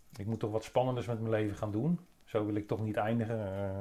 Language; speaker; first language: Dutch; native; Dutch